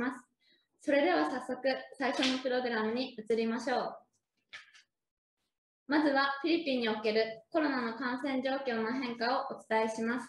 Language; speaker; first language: Japanese; native; Japanese